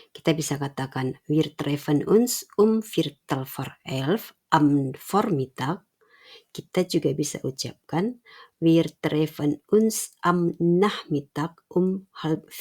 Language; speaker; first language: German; non-native, fluent; Indonesian